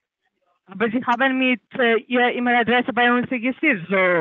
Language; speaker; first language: German; non-native, learner; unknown